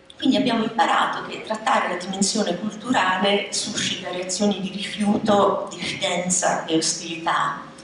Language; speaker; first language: Italian; native; Italian